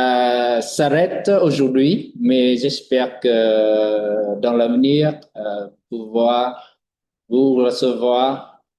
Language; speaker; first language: French; non-native, fluent; Vietnamese